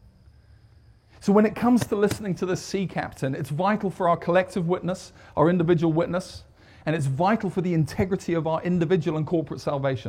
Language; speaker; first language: English; native; English